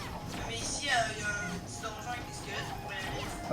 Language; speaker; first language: French; native; French